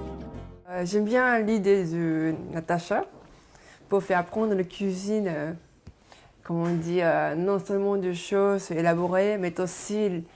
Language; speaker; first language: French; non-native, fluent; Japanese